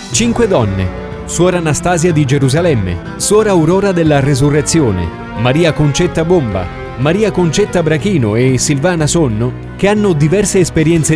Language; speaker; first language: Italian; native; Italian